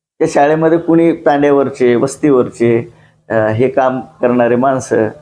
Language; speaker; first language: Marathi; non-native, local second language; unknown